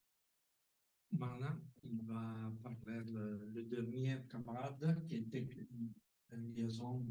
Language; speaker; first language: French; non-native, learner; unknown